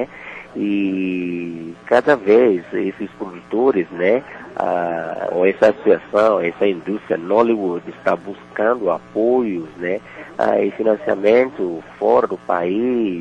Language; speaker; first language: Portuguese; non-native, fluent; Yoruba